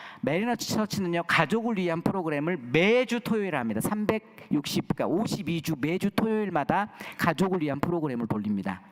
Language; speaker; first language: Korean; native; Korean